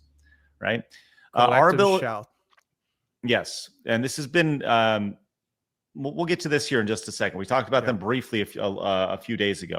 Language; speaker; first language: English; native; English